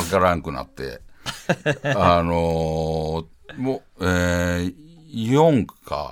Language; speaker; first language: Japanese; native; Japanese